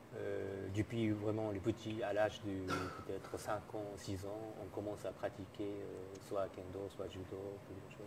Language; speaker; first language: French; non-native, fluent; Japanese